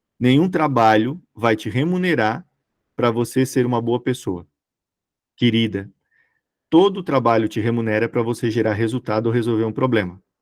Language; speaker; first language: Portuguese; native; Portuguese